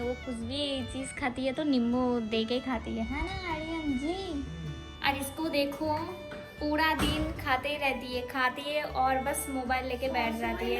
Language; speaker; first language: Hindi; non-native, local second language; Bangla